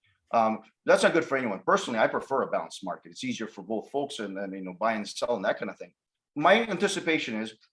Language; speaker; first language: English; native; English